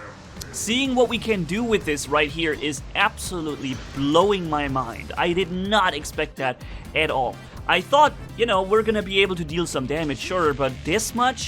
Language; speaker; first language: English; non-native, fluent; German